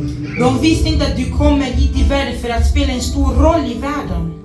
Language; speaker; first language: Swedish; non-native, learner; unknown